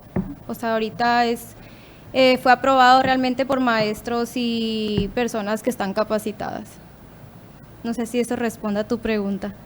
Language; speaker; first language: Spanish; native; Spanish